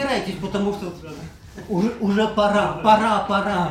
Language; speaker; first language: Russian; early bilingual, heritage; Russian